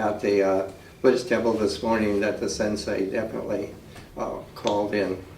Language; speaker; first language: English; native; English